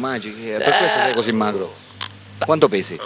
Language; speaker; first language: Italian; native; Italian